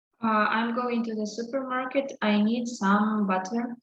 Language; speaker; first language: English; non-native, learner; Russian